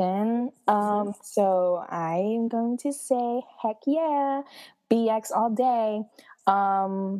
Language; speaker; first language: English; non-native, fluent; Haitian Creole